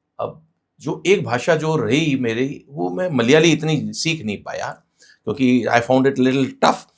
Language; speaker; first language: Hindi; non-native, local second language; Sindhi